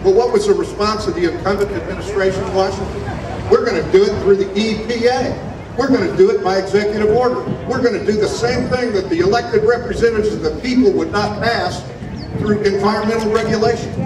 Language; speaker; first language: English; native; English